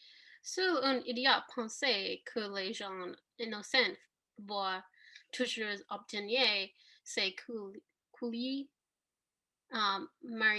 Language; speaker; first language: French; non-native, learner; English